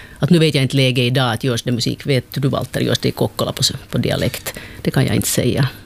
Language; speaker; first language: Swedish; native; Swedish